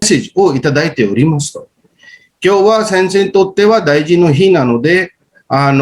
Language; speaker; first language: Japanese; non-native, fluent; Hindi